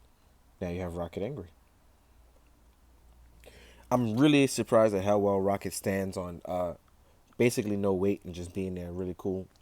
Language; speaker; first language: English; native; English